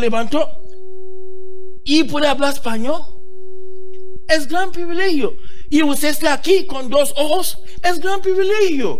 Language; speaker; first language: Spanish; non-native, learner; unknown